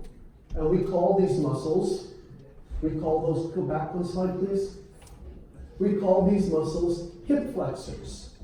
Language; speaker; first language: English; native; English